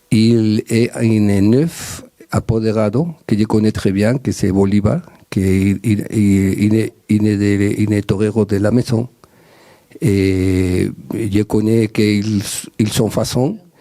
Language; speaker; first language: French; non-native, learner; Spanish